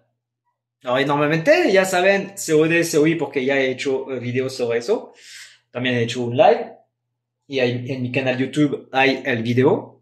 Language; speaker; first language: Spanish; non-native, fluent; French